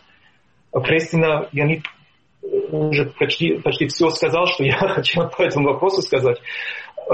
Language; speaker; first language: Russian; non-native, fluent; German